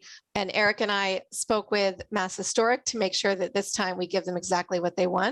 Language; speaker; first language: English; native; English